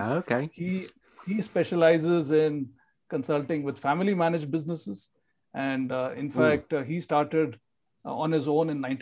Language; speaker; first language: English; non-native, local second language; Kannada